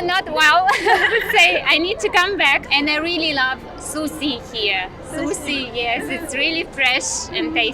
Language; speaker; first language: English; non-native, fluent; Russian